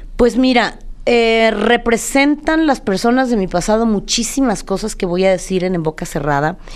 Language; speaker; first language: Spanish; native; Spanish